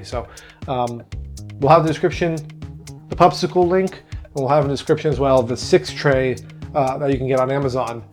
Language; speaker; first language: English; native; English